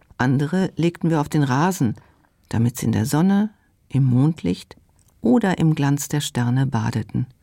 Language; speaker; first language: German; non-native, local second language; Luxembourgish